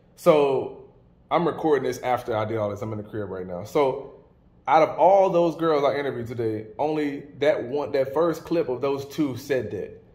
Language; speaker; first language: English; native; English